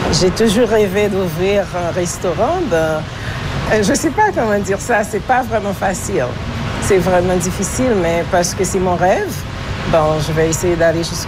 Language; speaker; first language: French; non-native, local second language; Haitian Creole